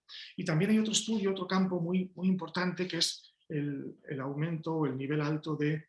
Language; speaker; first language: Spanish; native; Spanish